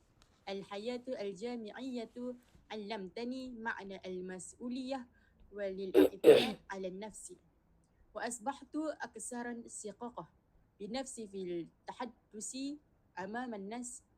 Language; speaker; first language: Arabic; non-native, learner; Malay